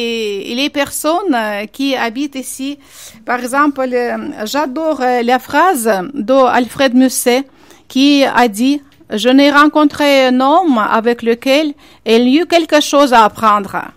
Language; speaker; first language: French; non-native, fluent; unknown